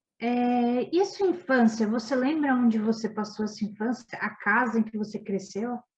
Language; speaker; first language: Portuguese; native; Portuguese